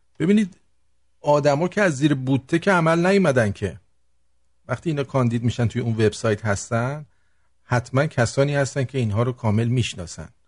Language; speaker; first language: Persian; native; Persian